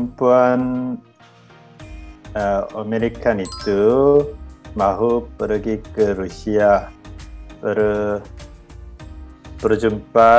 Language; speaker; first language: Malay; non-native, learner; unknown